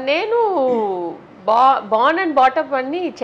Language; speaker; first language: Telugu; non-native, local second language; Tamil